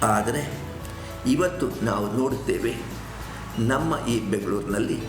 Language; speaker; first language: Kannada; native; Kannada